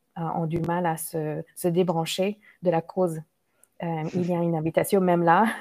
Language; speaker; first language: French; non-native, fluent; English